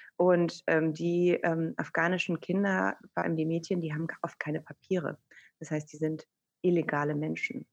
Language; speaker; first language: German; early bilingual, other home language; Persian